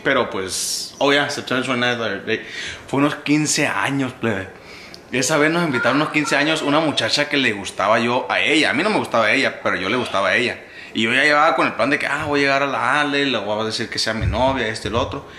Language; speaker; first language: Spanish; early bilingual, heritage; Spanish